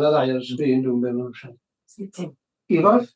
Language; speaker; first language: Welsh; native; Welsh